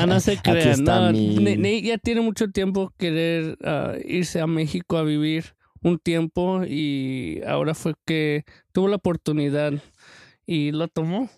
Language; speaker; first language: Spanish; early bilingual, other home language; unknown